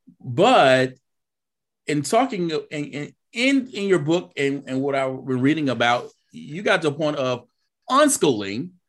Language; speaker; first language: English; native; English